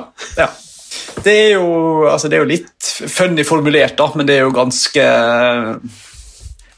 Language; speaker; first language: Norwegian; native; Norwegian